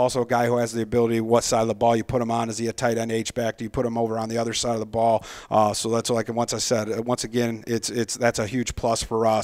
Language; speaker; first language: English; native; English